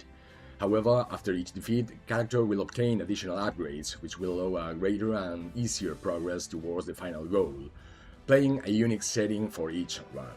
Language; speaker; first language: English; non-native, fluent; Spanish